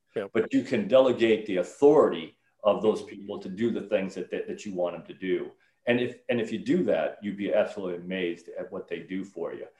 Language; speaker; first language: English; native; English